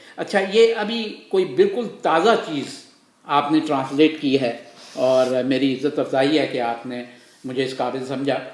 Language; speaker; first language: Urdu; native; Urdu